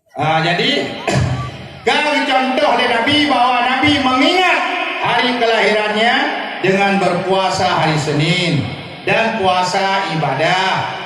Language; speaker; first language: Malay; non-native, local second language; Achinese